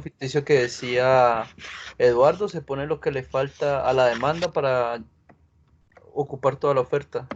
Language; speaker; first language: Spanish; native; Spanish